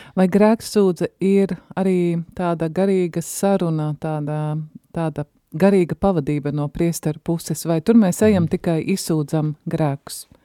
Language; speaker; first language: Latvian; native; Latvian